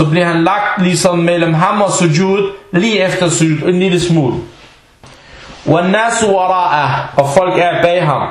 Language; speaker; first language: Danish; non-native, fluent; Arabic